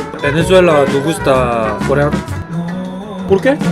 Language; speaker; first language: Spanish; non-native, learner; Korean